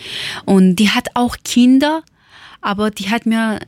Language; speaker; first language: German; non-native, learner; Persian